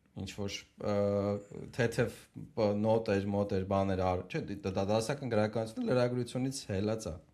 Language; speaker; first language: Armenian; native; Armenian